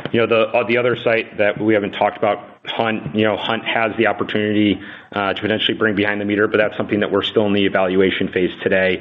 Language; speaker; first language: English; native; English